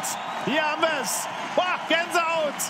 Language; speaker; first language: German; native; German